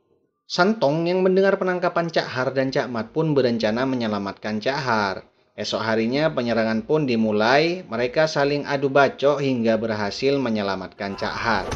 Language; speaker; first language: Indonesian; native; Indonesian